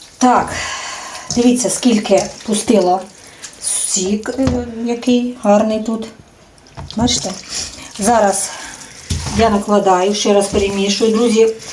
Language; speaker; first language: Ukrainian; native; Ukrainian